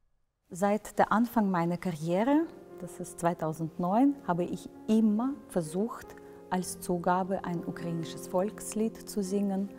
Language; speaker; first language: German; non-native, fluent; Ukrainian